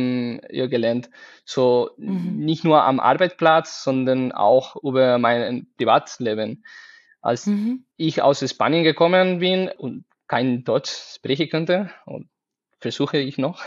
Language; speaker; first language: German; non-native, learner; Spanish